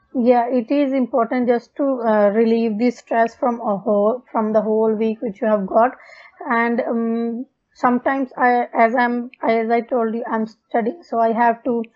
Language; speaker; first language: English; non-native, local second language; Punjabi